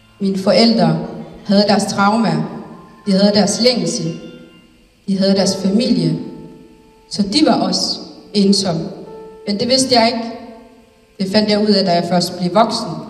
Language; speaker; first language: Danish; early bilingual, other home language; Somali